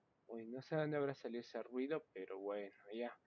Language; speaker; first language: Spanish; native; Spanish